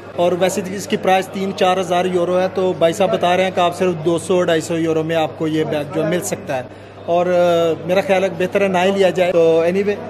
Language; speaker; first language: Urdu; non-native, local second language; Punjabi